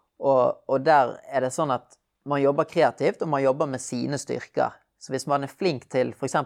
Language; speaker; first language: Norwegian; native; Norwegian